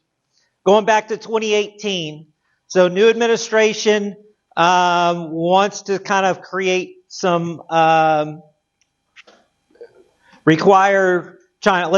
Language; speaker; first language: English; native; English